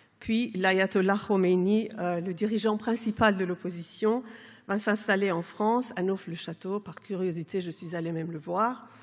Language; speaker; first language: French; non-native, fluent; Persian